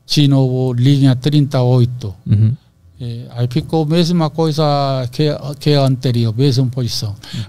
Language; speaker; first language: Portuguese; non-native, learner; Korean